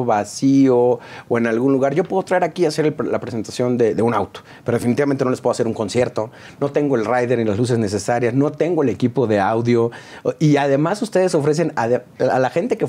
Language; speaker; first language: Spanish; native; Spanish